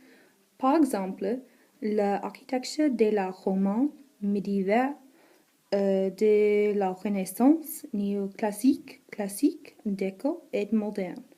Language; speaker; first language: French; non-native, learner; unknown